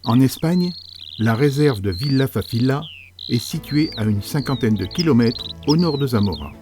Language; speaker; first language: French; native; French